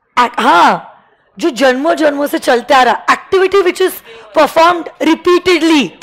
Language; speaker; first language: Hindi; native; Hindi